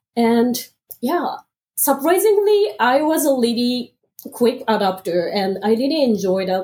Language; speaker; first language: English; non-native, fluent; Japanese